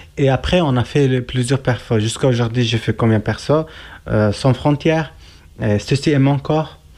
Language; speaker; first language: French; non-native, learner; Kurdish